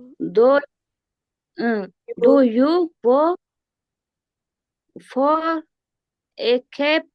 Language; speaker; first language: English; non-native, learner; Kyrgyz